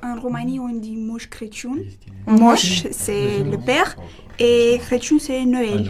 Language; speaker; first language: French; non-native, learner; Romanian